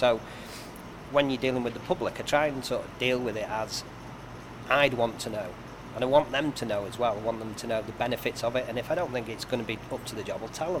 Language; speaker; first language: English; native; English